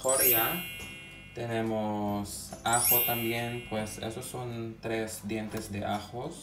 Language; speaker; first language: Spanish; non-native, fluent; Filipino